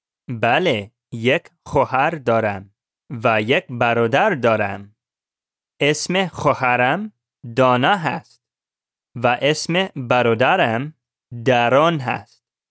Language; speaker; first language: Persian; non-native, learner; English